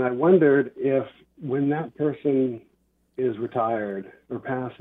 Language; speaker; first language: English; native; English